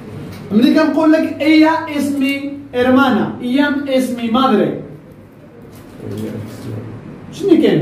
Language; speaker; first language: Spanish; non-native, fluent; Arabic